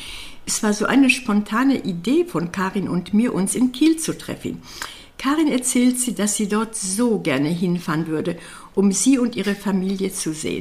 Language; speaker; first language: German; native; German